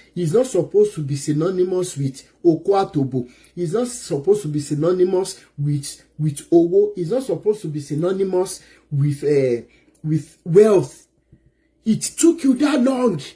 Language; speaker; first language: English; non-native, local second language; Yoruba